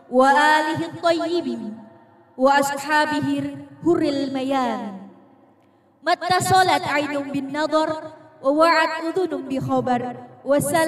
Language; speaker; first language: Arabic; non-native, fluent; Indonesian